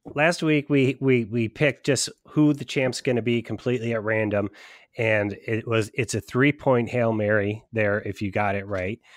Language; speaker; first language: English; native; English